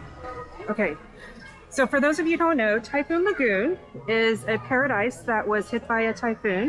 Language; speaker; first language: English; native; English